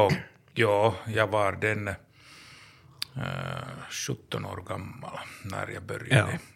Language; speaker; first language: Swedish; non-native, learner; Finnish